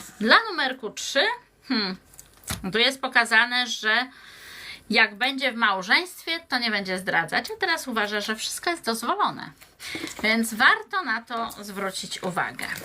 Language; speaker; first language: Polish; native; Polish